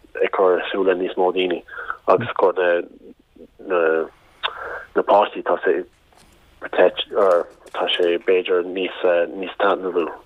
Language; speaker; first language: Irish; non-native, local second language; English